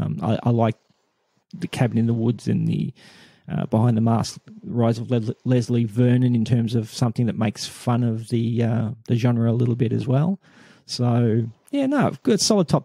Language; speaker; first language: English; native; English